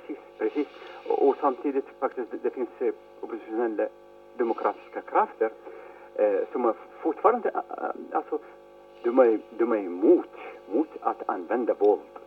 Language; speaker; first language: Swedish; non-native, fluent; Arabic